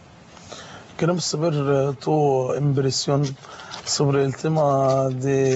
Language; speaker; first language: Spanish; non-native, fluent; Arabic